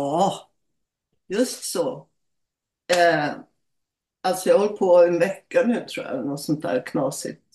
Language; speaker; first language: Swedish; native; Swedish